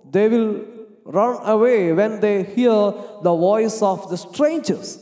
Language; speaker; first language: English; non-native, local second language; Malayalam